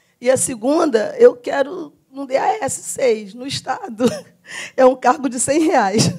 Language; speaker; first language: Portuguese; native; Portuguese